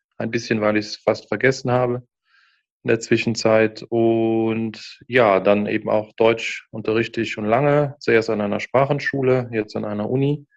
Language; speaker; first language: German; native; German